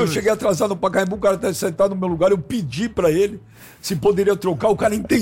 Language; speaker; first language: Portuguese; native; Portuguese